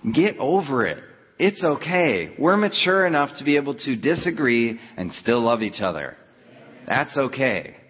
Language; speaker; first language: English; native; English